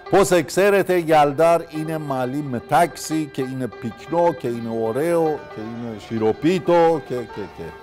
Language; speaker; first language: Greek; non-native, learner; Persian